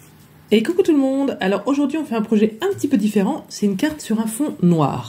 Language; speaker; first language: French; native; French